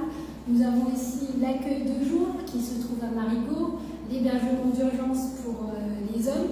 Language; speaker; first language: French; native; French